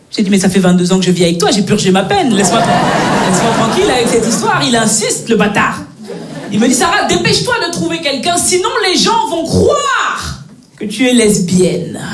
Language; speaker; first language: French; native; French